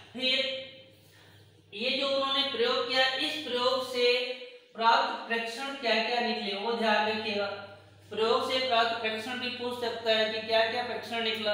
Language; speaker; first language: Hindi; native; Hindi